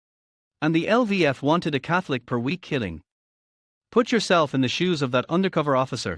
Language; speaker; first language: English; native; English